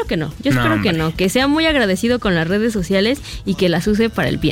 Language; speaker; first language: Spanish; native; Spanish